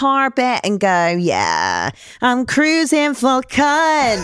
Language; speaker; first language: English; native; English